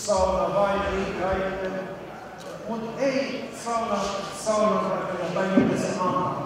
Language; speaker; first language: Finnish; non-native, fluent; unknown